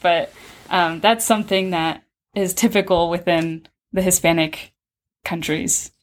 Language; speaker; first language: English; early bilingual, other home language; Spanish